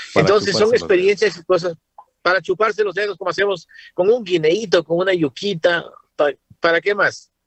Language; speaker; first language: Spanish; native; Spanish